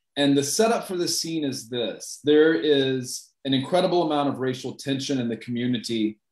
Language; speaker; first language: English; native; English